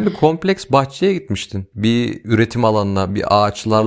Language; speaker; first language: Turkish; native; Turkish